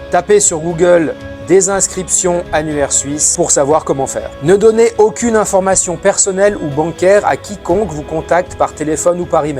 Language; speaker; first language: French; native; French